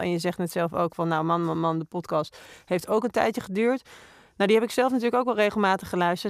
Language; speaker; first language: Dutch; native; Dutch